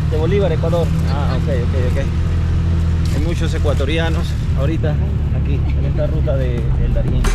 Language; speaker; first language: Spanish; native; Spanish